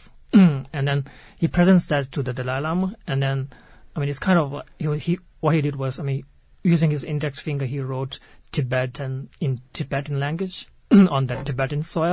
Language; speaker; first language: English; non-native, local second language; Tibetan